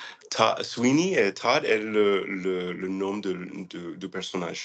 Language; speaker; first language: French; non-native, learner; English